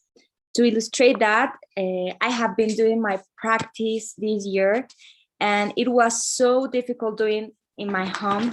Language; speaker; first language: English; non-native, learner; Spanish